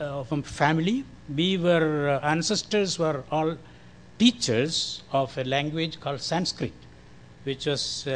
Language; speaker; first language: English; non-native, local second language; Malayalam